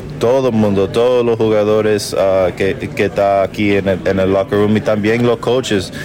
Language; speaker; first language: Spanish; early bilingual, heritage; English